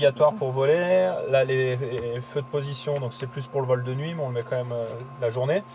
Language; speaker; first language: French; native; French